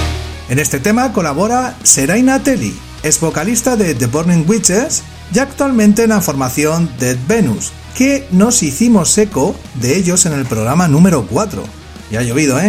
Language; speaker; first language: Spanish; native; Spanish